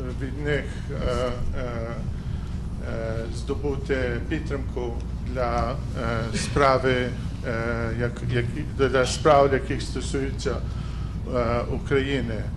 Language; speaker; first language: Ukrainian; early bilingual, heritage; Ukrainian